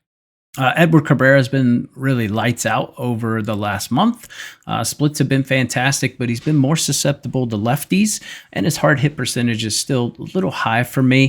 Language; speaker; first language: English; native; English